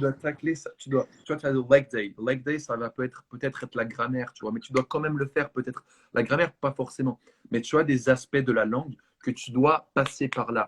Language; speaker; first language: French; non-native, fluent; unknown